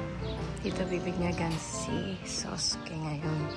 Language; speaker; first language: Filipino; native; Filipino